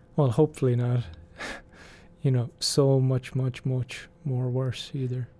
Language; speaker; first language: English; native; English